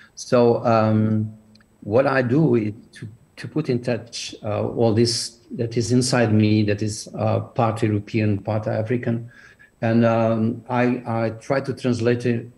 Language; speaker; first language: English; non-native, fluent; Portuguese